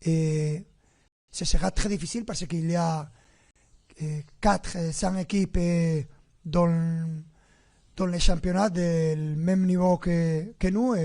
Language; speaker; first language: French; non-native, fluent; Spanish